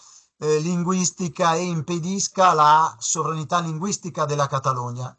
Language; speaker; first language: Italian; native; Italian